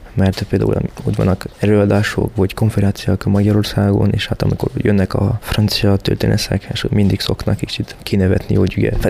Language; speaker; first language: Hungarian; non-native, fluent; French